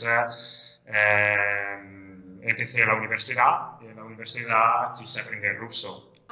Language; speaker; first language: Spanish; non-native, fluent; Italian